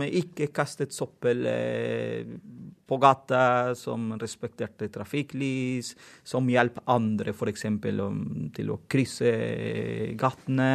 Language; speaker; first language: Norwegian; non-native, fluent; Spanish